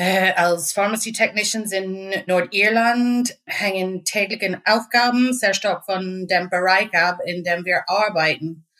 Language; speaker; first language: German; non-native, fluent; English